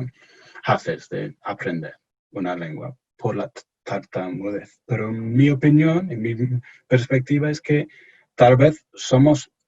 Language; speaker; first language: Spanish; non-native, fluent; English